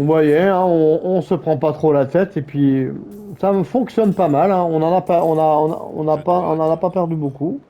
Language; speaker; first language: French; native; French